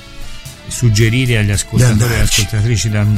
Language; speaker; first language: Italian; native; Italian